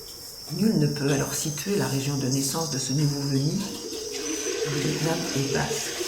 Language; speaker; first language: French; native; French